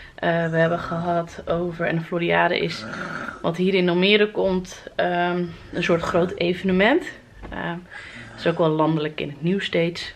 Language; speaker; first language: Dutch; native; Dutch